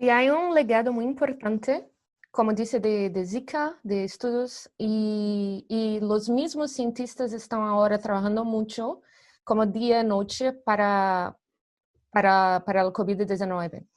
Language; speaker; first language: Spanish; non-native, fluent; Portuguese